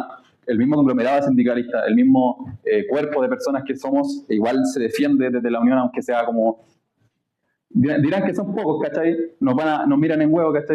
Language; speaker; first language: Spanish; native; Spanish